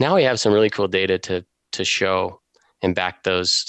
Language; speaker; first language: English; native; English